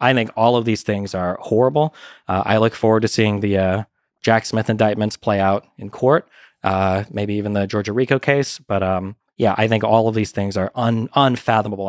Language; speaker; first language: English; native; English